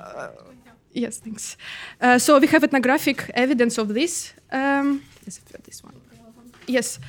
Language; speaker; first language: English; non-native, fluent; Russian